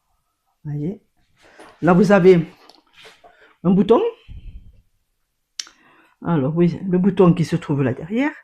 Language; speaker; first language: French; native; French